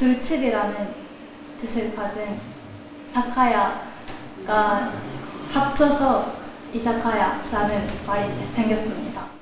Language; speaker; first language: Korean; non-native, learner; Japanese